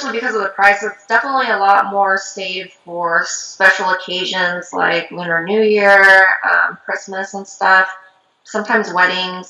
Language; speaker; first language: English; early bilingual, other home language; Korean